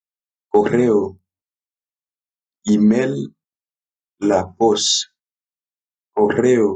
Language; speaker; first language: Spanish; non-native, learner; Haitian Creole